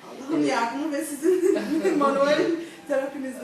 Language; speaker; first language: Turkish; early bilingual, heritage; Turkish